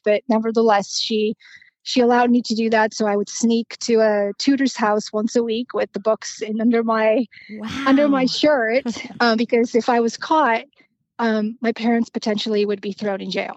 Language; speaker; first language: English; non-native, fluent; Romanian